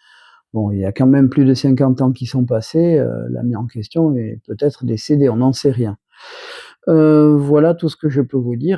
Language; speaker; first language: French; native; French